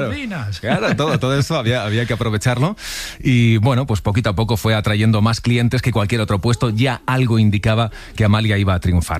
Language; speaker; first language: Spanish; native; Spanish